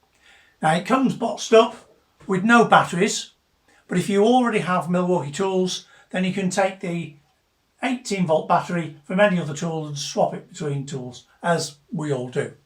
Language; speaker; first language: English; native; English